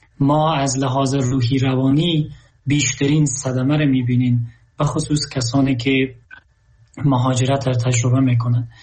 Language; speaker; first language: Persian; native; Persian